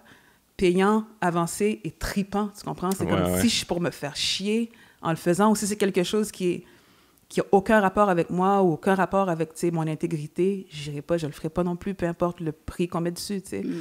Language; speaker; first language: French; native; French